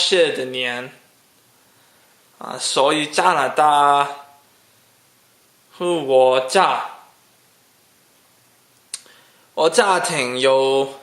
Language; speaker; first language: Chinese; non-native, learner; Cantonese